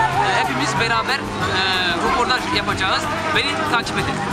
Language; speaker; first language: Turkish; early bilingual, heritage; Turkish